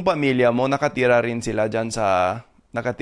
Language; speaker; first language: Filipino; non-native, fluent; English